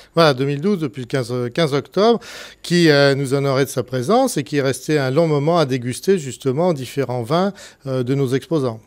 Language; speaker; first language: French; native; French